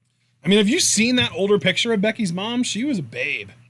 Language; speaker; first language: English; native; English